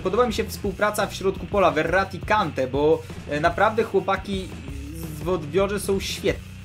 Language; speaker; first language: Polish; native; Polish